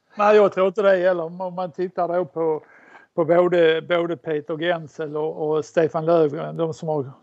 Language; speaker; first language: Swedish; native; Swedish